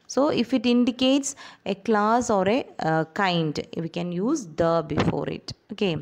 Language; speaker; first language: English; non-native, local second language; Malayalam